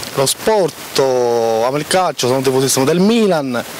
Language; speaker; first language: Italian; native; Italian